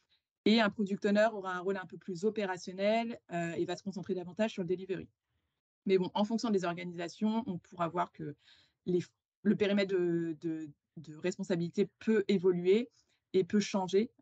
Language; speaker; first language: French; native; French